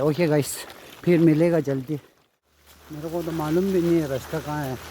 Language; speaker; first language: Hindi; non-native, local second language; Tibetan